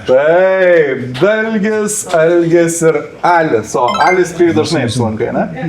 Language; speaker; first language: Lithuanian; native; Lithuanian